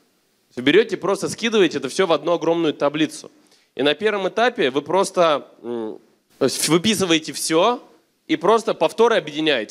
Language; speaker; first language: Russian; native; Russian